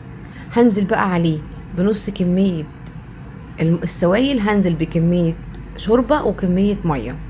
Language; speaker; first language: Arabic; native; Arabic